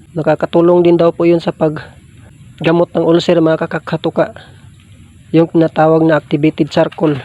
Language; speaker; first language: Filipino; non-native, local second language; Cebuano